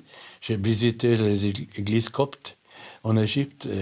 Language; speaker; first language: French; non-native, fluent; German